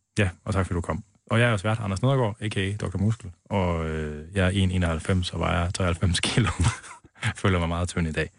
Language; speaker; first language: Danish; native; Danish